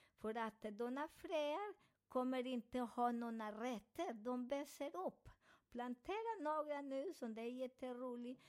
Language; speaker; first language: Swedish; non-native, fluent; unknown